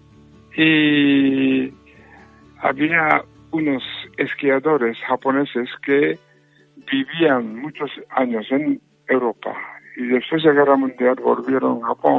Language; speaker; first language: Spanish; non-native, fluent; Japanese